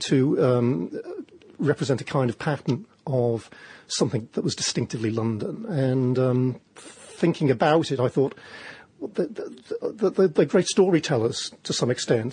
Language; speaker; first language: English; native; English